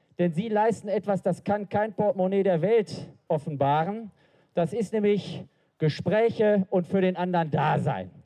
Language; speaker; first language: German; native; German